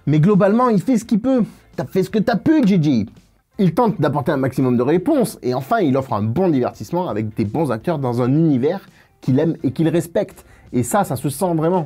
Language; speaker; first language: French; native; French